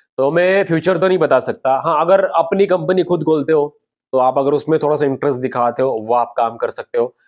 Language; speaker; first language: Hindi; non-native, local second language; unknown